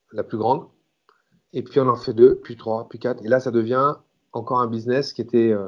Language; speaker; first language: French; native; French